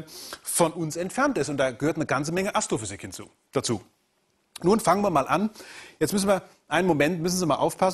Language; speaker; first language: German; native; German